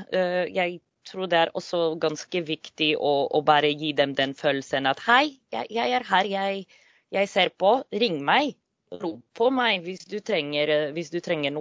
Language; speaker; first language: Norwegian; non-native, fluent; Polish